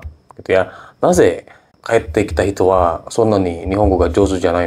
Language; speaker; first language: Japanese; non-native, fluent; Indonesian